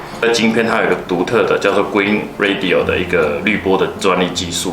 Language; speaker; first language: Chinese; native; Chinese